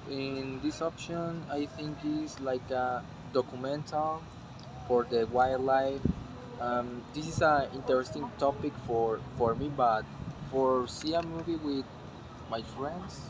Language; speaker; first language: English; non-native, learner; Spanish